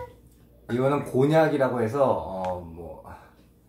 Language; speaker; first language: Portuguese; non-native, learner; Korean